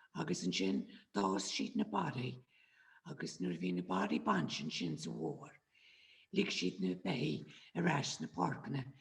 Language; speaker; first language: Irish; native; Irish